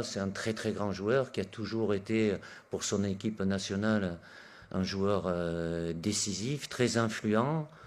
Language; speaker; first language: French; native; French